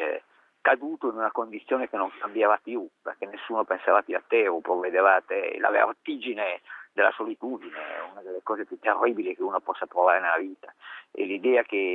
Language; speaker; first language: Italian; native; Italian